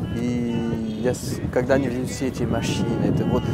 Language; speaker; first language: Russian; non-native, fluent; French